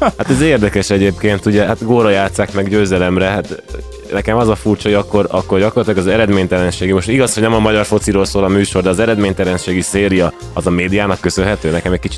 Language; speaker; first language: Hungarian; native; Hungarian